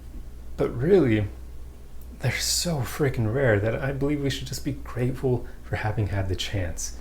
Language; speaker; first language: English; native; English